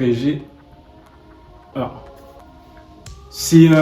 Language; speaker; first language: French; native; French